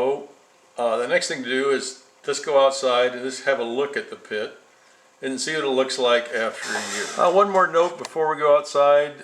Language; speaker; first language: English; native; English